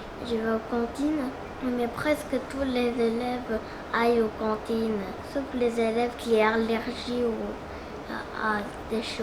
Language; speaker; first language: French; non-native, learner; Korean